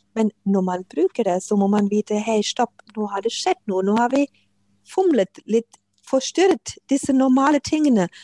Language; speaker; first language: Norwegian; non-native, fluent; German